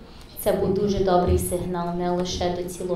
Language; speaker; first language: Ukrainian; early bilingual, heritage; English